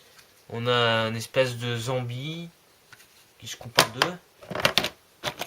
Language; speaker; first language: French; native; French